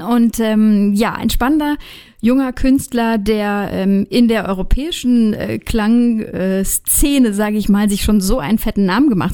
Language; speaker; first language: German; native; German